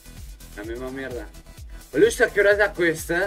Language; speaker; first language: Spanish; native; Spanish